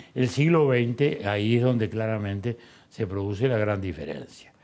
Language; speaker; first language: Spanish; native; Spanish